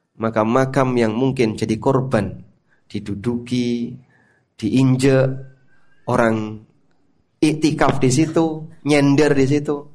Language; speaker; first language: Indonesian; non-native, local second language; Javanese